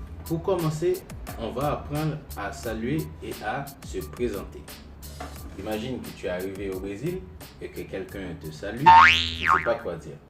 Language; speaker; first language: French; non-native, local second language; Haitian Creole